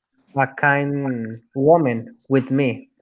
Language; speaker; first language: English; non-native, learner; Spanish